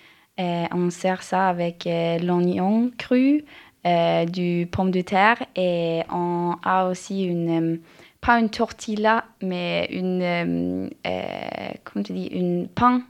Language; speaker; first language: French; non-native, learner; Norwegian